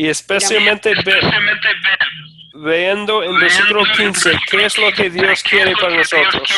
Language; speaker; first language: Spanish; non-native, fluent; English